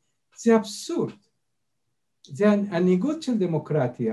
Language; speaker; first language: Hebrew; non-native, fluent; Spanish